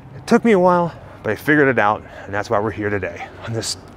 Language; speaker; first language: English; native; English